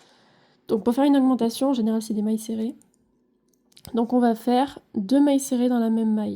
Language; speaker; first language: French; native; French